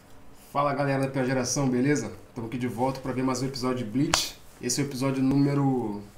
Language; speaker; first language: Portuguese; native; Portuguese